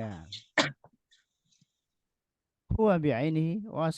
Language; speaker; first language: Arabic; non-native, fluent; Indonesian